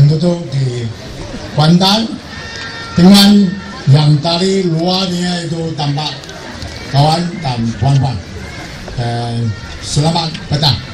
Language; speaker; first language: Indonesian; non-native, local second language; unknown